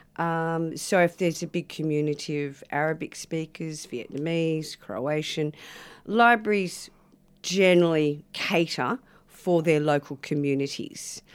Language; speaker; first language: English; native; English